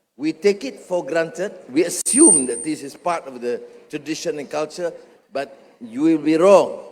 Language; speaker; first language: English; non-native, local second language; Malay